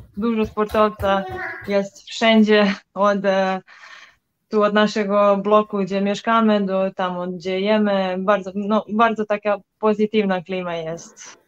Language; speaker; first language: Polish; non-native, learner; Serbian